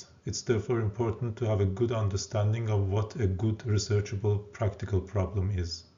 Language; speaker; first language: English; non-native, fluent; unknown